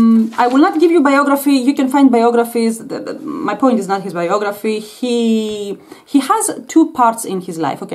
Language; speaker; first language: English; non-native, fluent; Greek